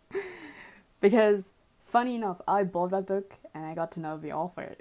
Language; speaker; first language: English; early bilingual, other home language; German